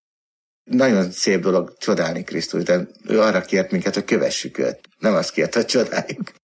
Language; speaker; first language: Hungarian; native; Hungarian